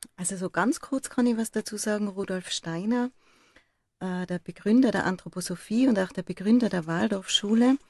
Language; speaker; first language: German; native; German